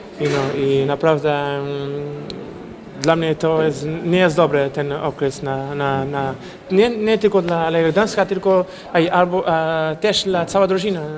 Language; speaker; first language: Polish; non-native, fluent; Portuguese